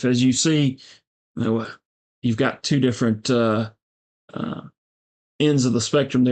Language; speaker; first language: English; native; English